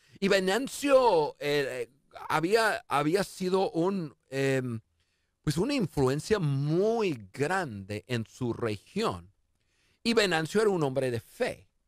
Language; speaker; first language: Spanish; non-native, fluent; English